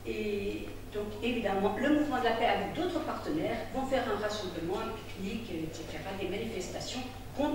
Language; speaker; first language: French; native; French